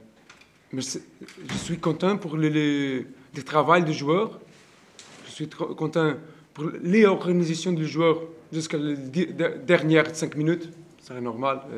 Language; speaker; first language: French; non-native, learner; Portuguese